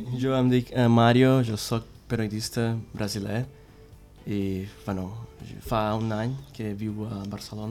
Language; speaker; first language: Catalan; non-native, learner; Portuguese